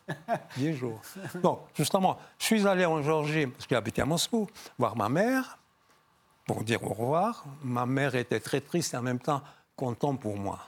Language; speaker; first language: French; non-native, fluent; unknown